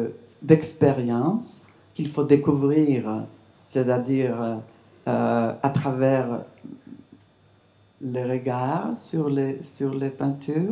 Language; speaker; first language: French; non-native, fluent; English